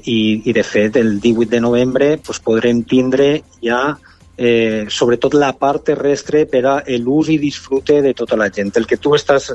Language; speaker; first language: Catalan; native; Catalan